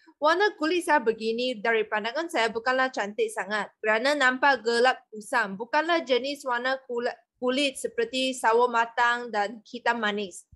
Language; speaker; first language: Malay; non-native, local second language; Chinese